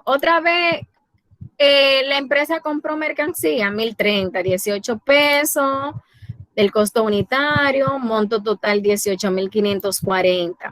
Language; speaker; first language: Spanish; native; Spanish